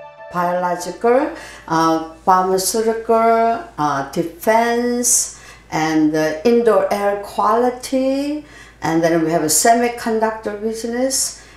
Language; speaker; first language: English; non-native, fluent; Korean